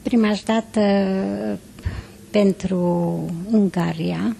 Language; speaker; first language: Romanian; non-native, local second language; Hungarian